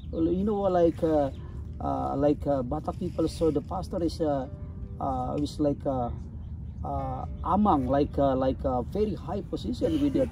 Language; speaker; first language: English; non-native, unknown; Indonesian